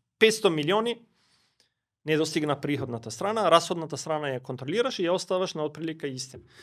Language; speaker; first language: Macedonian; non-native, local second language; Albanian